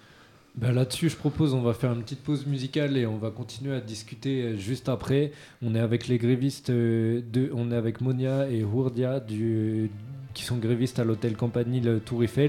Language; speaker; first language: French; native; French